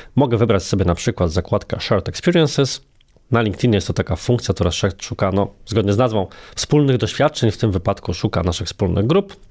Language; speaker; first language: Polish; native; Polish